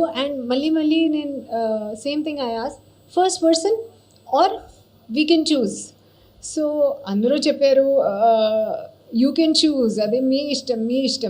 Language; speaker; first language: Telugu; non-native, learner; Hindi